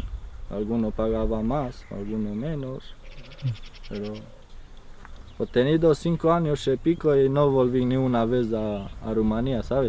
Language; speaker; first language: Spanish; non-native, fluent; Romanian